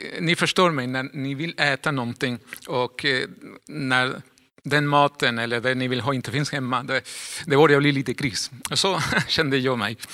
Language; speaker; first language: Swedish; non-native, fluent; Spanish